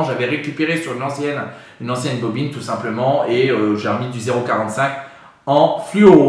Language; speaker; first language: French; native; French